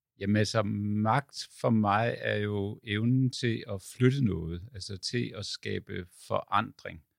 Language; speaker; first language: Danish; native; Danish